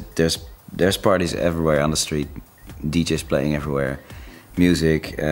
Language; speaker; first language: English; non-native, fluent; Dutch